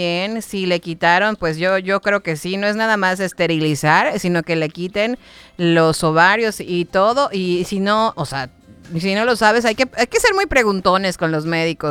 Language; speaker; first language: Spanish; native; Spanish